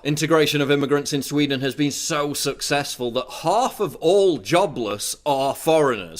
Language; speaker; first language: English; native; English